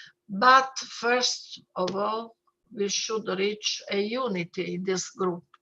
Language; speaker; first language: English; non-native, fluent; Italian